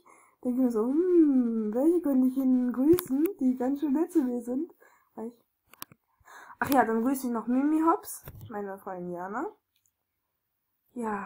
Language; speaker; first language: German; native; German